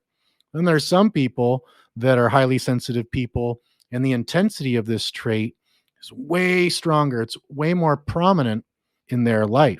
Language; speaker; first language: English; native; English